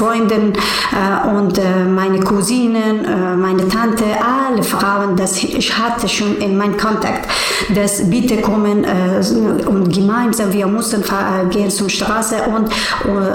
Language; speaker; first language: German; non-native, learner; Persian